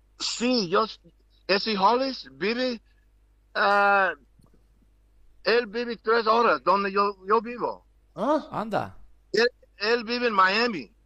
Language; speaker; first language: Spanish; non-native, learner; English